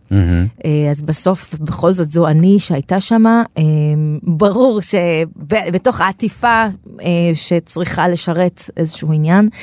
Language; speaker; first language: Hebrew; non-native, local second language; Arabic